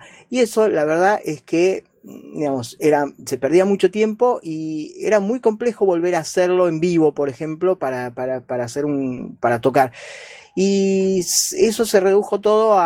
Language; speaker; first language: Spanish; native; Spanish